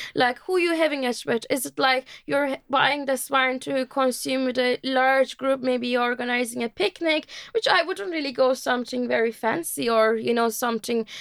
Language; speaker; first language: English; non-native, fluent; Turkish